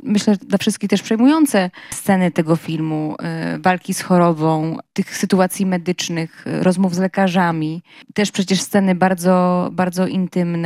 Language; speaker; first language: Polish; native; Polish